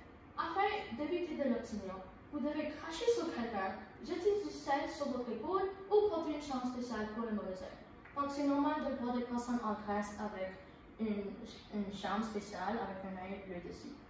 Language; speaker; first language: French; non-native, learner; English